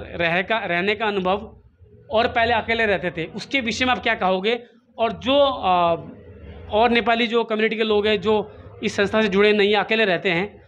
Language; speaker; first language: Hindi; native; Hindi